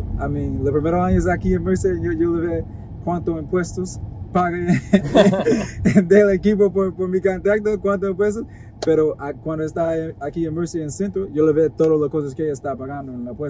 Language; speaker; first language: Spanish; non-native, learner; English